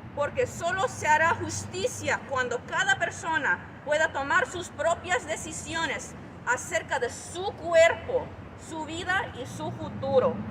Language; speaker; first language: Spanish; early bilingual, other home language; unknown